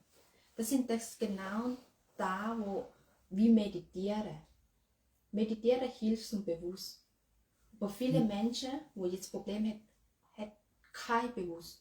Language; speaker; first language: German; non-native, learner; Thai